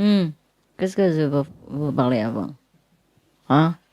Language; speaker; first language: French; non-native, learner; Vietnamese